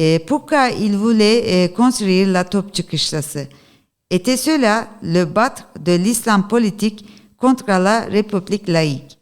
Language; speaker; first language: French; non-native, learner; Turkish